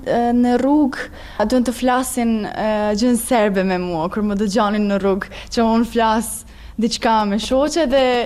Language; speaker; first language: Albanian; non-native, learner; Serbian